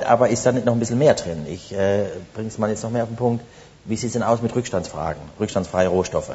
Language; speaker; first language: German; native; German